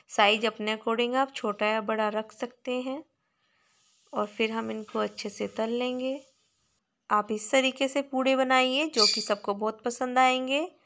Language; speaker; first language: Hindi; native; Hindi